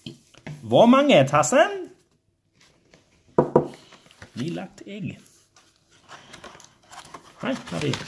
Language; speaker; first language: Norwegian; non-native, learner; English